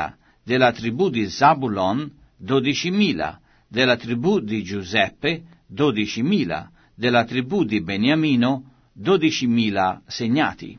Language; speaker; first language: Italian; native; Italian